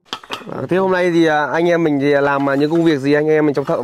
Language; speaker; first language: Vietnamese; native; Vietnamese